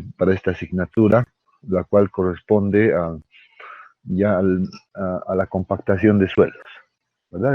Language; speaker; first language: Spanish; native; Spanish